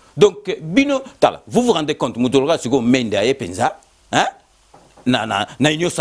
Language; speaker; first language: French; non-native, local second language; Lingala